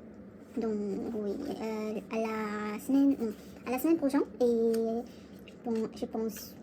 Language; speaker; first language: French; non-native, learner; Korean